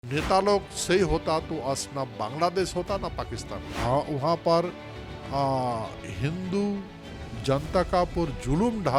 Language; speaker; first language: Hindi; non-native, local second language; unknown